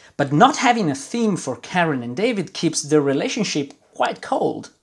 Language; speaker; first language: English; non-native, fluent; Italian